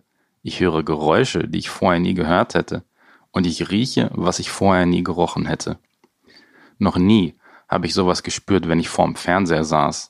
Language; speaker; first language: German; native; German